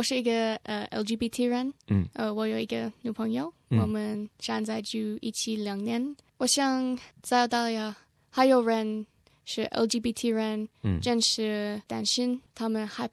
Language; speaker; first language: Chinese; non-native, learner; English